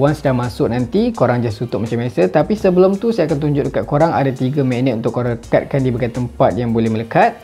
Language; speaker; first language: Malay; native; Malay